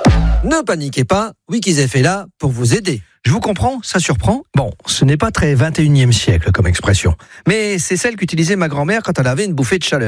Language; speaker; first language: French; native; French